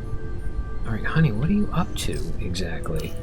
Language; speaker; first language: English; native; English